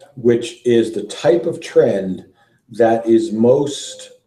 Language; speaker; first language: English; native; English